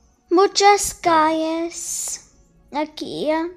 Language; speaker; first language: Spanish; non-native, learner; English